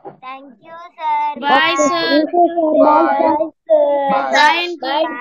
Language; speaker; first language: English; non-native, learner; Tamil